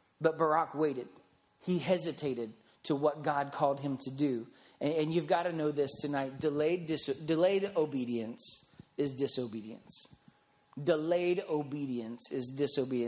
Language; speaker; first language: English; native; English